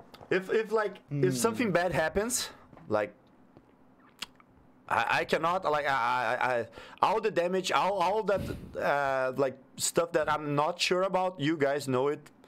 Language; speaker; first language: English; non-native, fluent; Portuguese